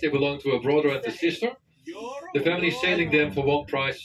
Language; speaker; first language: English; non-native, fluent; Dutch